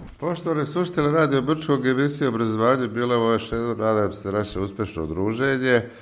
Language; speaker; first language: Croatian; native; Croatian